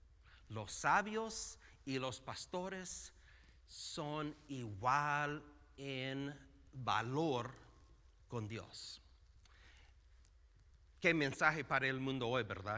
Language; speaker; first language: Spanish; non-native, fluent; English